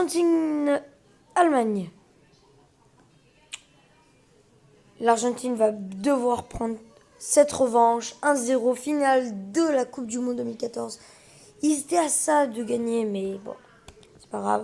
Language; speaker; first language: French; early bilingual, other home language; Portuguese